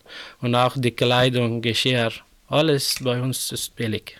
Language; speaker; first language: German; non-native, learner; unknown